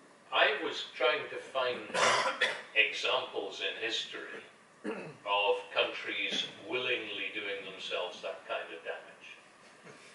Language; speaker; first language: English; native; English